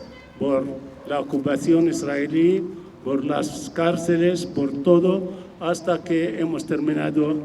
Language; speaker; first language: Spanish; non-native, fluent; Arabic